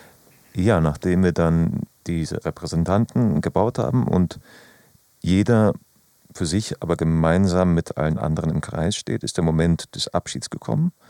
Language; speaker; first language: German; native; German